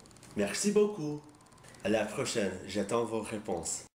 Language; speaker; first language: French; non-native, learner; English